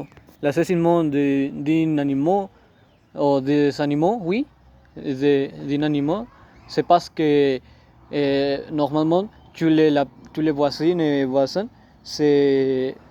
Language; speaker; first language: French; non-native, learner; Spanish